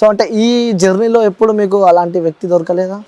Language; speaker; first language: Telugu; native; Telugu